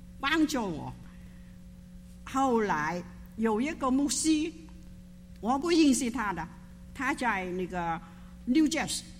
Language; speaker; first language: Chinese; non-native, local second language; Cantonese